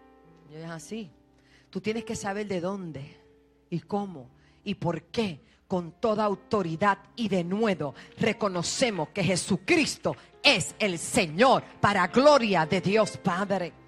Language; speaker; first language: Spanish; native; Spanish